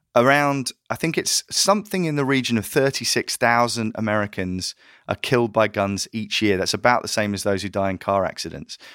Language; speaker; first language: English; native; English